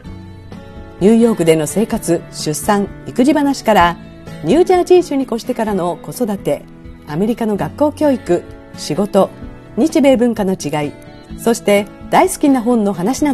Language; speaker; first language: Japanese; native; Japanese